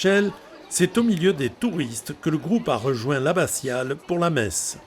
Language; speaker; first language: French; native; French